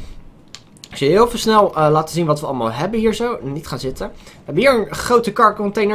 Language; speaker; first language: Dutch; native; Dutch